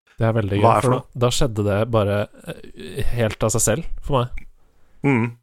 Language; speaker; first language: Norwegian; native; Norwegian